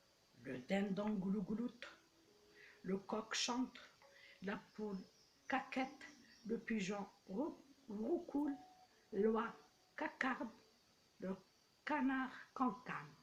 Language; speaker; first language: French; non-native, local second language; Arabic